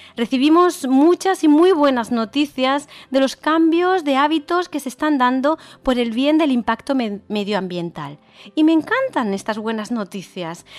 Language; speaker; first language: Spanish; native; Spanish